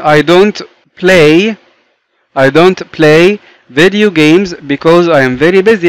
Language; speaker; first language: English; non-native, fluent; Arabic